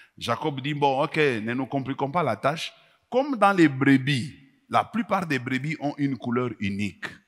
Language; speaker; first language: French; non-native, local second language; Swahili